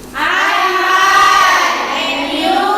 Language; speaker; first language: English; non-native, learner; Indonesian